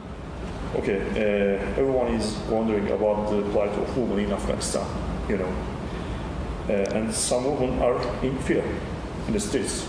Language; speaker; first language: English; non-native, learner; Turkish